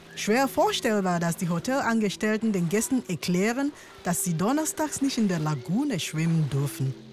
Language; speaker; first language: German; non-native, fluent; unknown